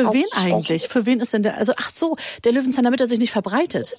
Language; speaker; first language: German; native; German